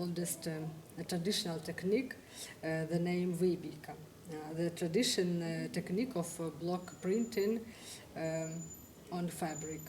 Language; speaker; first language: English; non-native, fluent; Ukrainian